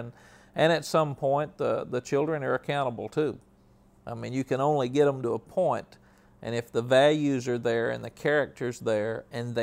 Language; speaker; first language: English; native; English